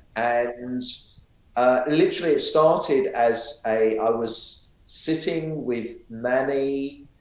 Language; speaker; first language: English; native; English